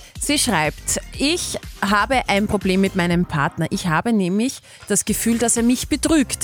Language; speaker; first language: German; native; German